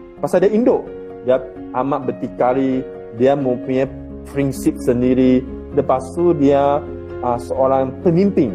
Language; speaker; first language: Malay; non-native, local second language; Chinese